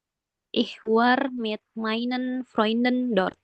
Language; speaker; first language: German; non-native, learner; Indonesian